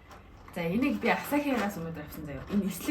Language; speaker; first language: Mongolian; native; Mongolian